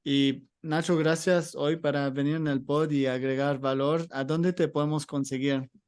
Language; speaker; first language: Spanish; non-native, learner; English